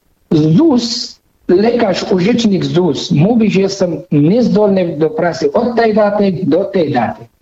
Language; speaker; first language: Polish; non-native, fluent; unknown